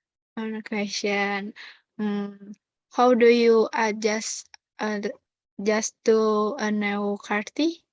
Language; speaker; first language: English; non-native, learner; Indonesian